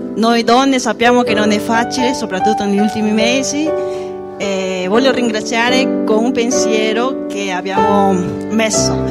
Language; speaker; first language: Italian; non-native, fluent; Spanish